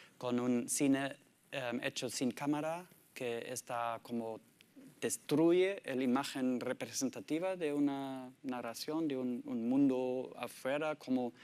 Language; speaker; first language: Spanish; non-native, learner; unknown